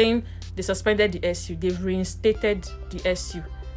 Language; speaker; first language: English; non-native, local second language; Igbo